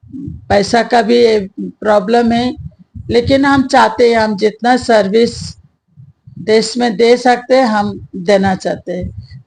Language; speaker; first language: Hindi; non-native, local second language; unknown